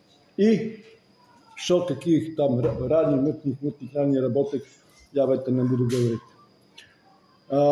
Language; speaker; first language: Russian; non-native, fluent; Serbian